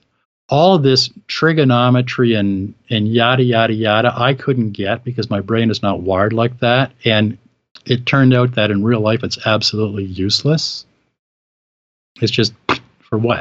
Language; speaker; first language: English; native; English